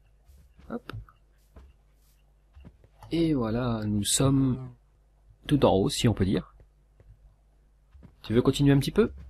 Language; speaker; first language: French; native; French